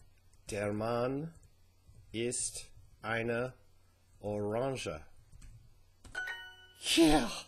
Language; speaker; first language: German; non-native, learner; English